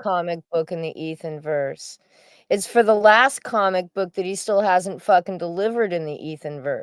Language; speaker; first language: English; native; English